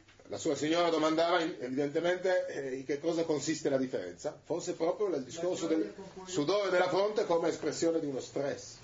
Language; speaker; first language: Italian; native; Italian